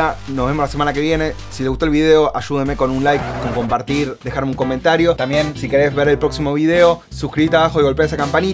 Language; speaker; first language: Spanish; native; Spanish